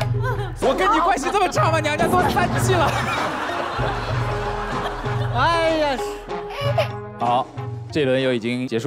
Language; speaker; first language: Chinese; native; Chinese